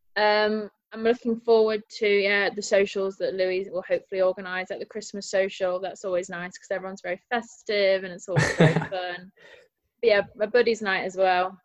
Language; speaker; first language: English; native; English